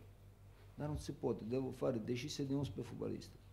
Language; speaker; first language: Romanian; non-native, learner; Italian